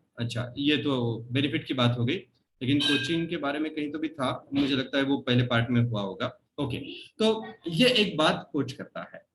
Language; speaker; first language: Hindi; non-native, local second language; Marathi